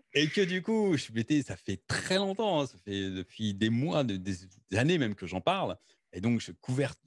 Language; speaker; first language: French; native; French